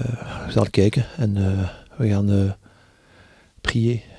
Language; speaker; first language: Dutch; non-native, local second language; French